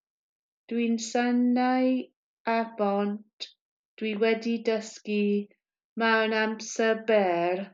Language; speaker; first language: Welsh; non-native, learner; English